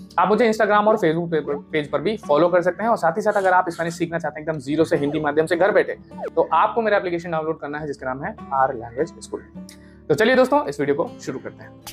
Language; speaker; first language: Hindi; native; Hindi